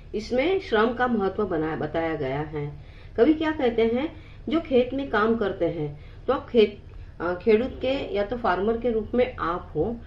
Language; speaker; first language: Hindi; non-native, local second language; Marathi